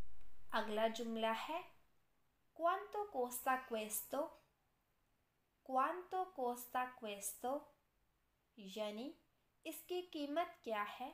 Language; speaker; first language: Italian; non-native, fluent; Urdu